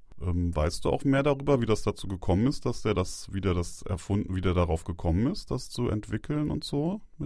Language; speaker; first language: German; native; German